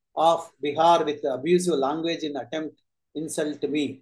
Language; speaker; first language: English; non-native, local second language; Kannada